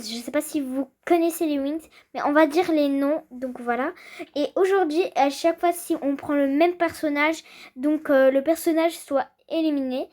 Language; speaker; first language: French; native; French